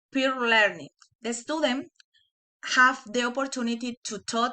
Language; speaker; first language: English; non-native, learner; Spanish